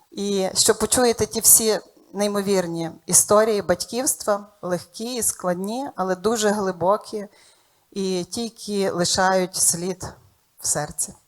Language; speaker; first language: Ukrainian; native; Ukrainian